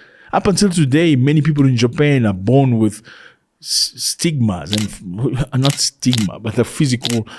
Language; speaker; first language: English; non-native, fluent; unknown